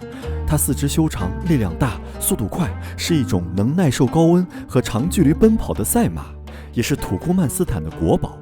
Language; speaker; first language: Chinese; native; Chinese